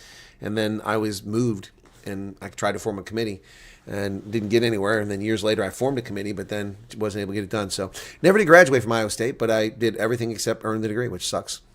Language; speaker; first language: English; native; English